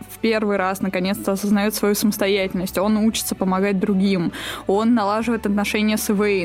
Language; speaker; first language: Russian; native; Russian